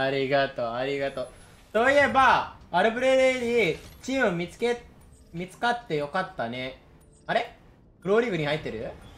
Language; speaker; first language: Japanese; non-native, fluent; English